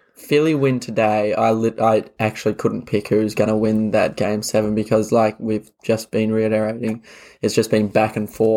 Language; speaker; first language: English; native; English